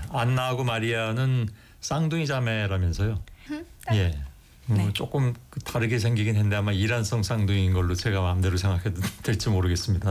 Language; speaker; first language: Korean; native; Korean